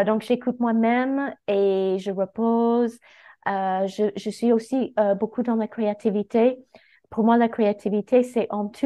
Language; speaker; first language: French; non-native, fluent; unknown